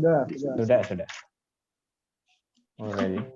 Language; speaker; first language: English; non-native, learner; Indonesian